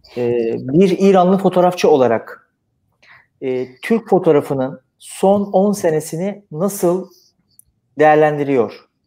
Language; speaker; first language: Turkish; native; Turkish